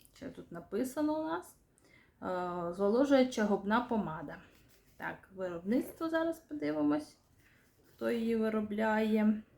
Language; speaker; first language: Ukrainian; non-native, local second language; Russian